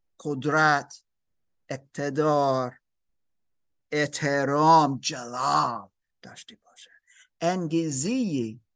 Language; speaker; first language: Persian; non-native, learner; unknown